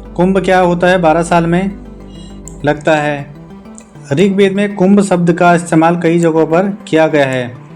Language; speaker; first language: Hindi; native; Hindi